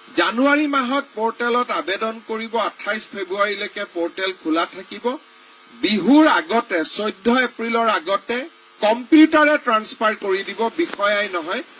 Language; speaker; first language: Assamese; native; Assamese